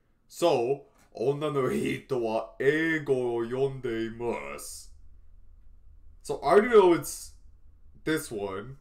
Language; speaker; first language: Japanese; non-native, learner; English